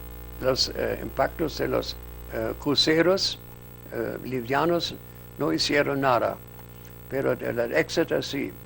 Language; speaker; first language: Spanish; non-native, fluent; German